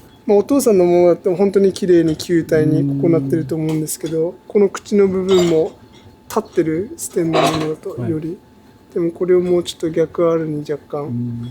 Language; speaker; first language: Japanese; native; Japanese